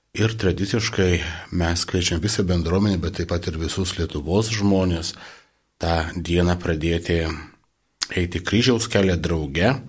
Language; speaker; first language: Lithuanian; non-native, local second language; Polish